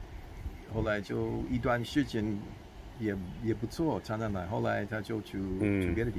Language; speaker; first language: Chinese; non-native, fluent; English